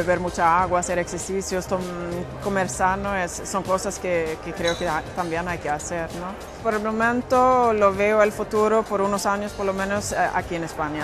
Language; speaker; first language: Spanish; non-native, fluent; Swedish